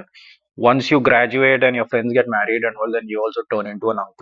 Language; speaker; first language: English; non-native, local second language; Urdu